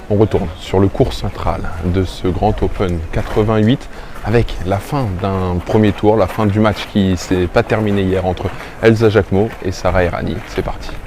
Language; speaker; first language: French; native; French